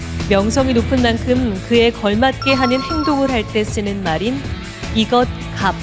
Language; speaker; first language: Korean; native; Korean